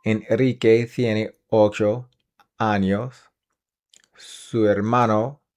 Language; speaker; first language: Spanish; non-native, learner; English